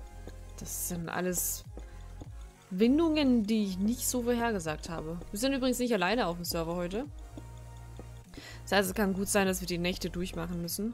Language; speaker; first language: German; native; German